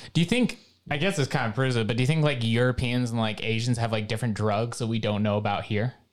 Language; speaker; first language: English; native; English